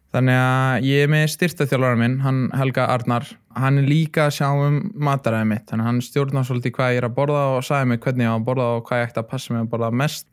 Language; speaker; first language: Icelandic; early bilingual, other home language; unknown